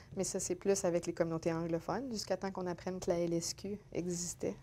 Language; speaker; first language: French; native; French